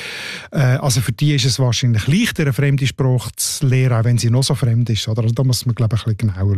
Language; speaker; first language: German; native; German